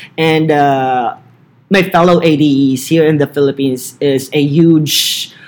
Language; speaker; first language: English; non-native, local second language; Filipino